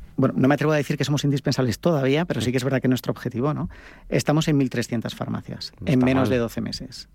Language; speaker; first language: Spanish; native; Spanish